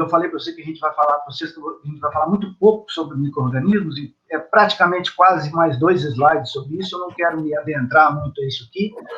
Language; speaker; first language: Portuguese; native; Portuguese